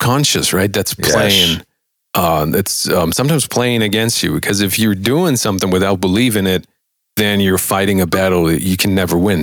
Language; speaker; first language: English; non-native, fluent; German